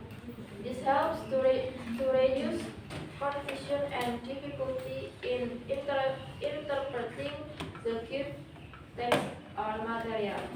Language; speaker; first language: English; non-native, learner; Indonesian